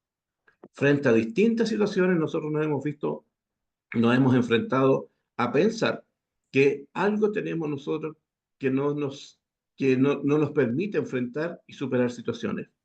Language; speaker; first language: Spanish; native; Spanish